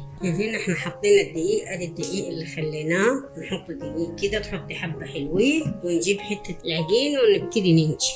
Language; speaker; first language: Arabic; native; Arabic